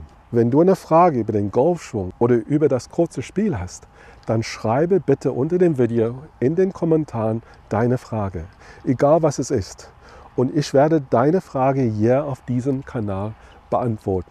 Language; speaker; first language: German; non-native, fluent; English